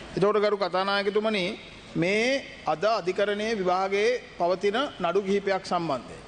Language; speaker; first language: Sinhala; native; Sinhala